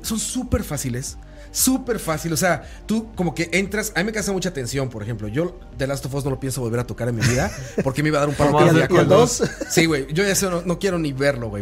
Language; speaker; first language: Spanish; native; Spanish